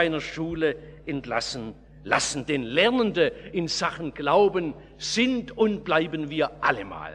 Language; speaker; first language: German; native; German